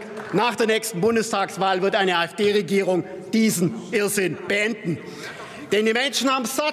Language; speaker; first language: German; native; German